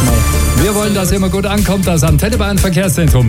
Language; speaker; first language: German; native; German